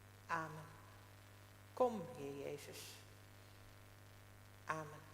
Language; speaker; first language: Dutch; non-native, local second language; Western Frisian